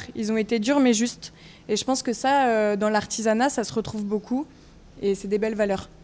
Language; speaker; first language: French; native; French